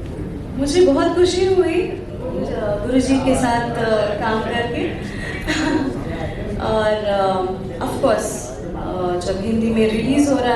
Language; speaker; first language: Hindi; non-native, local second language; Kannada